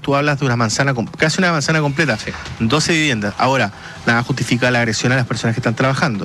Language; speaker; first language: Spanish; native; Spanish